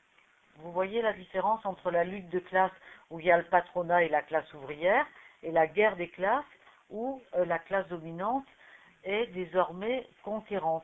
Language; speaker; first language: French; native; French